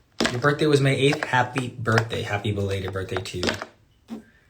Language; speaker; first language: English; native; English